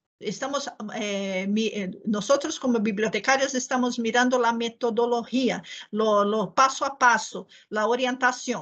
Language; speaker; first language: Spanish; non-native, learner; Portuguese